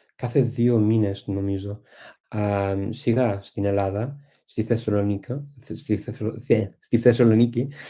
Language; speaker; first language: Greek; non-native, fluent; English